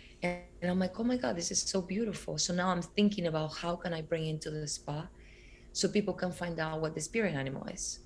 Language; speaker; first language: English; non-native, fluent; Spanish